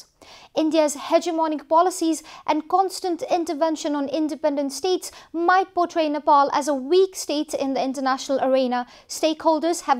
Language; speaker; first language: English; non-native, local second language; Nepali